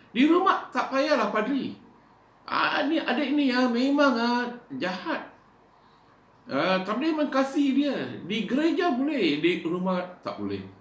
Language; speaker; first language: Malay; non-native, local second language; Iban